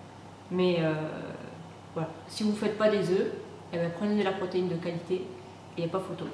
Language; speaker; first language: French; native; French